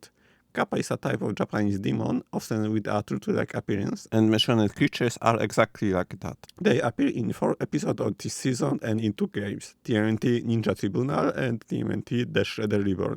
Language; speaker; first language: English; non-native, fluent; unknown